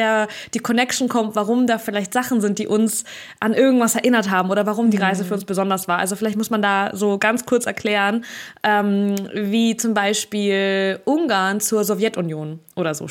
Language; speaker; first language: German; early bilingual, other home language; Russian